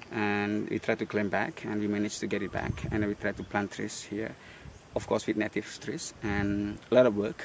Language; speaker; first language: English; non-native, fluent; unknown